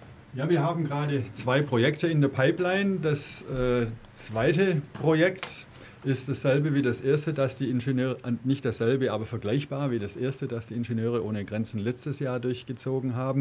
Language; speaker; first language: German; native; German